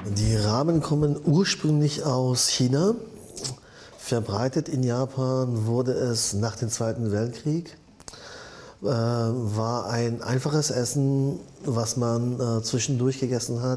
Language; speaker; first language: German; early bilingual, other home language; Japanese